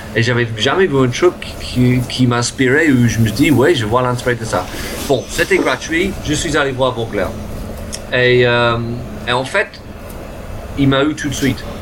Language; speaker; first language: French; non-native, fluent; English